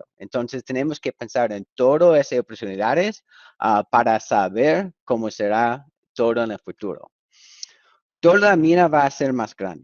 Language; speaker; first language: Spanish; non-native, fluent; English